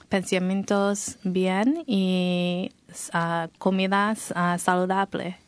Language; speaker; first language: Spanish; non-native, fluent; English